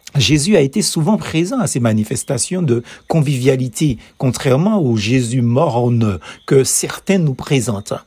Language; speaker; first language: French; native; French